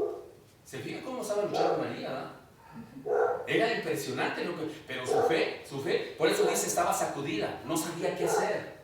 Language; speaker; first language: Spanish; native; Spanish